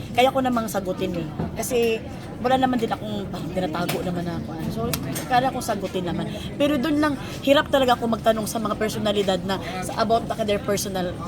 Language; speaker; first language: Filipino; non-native, local second language; Cebuano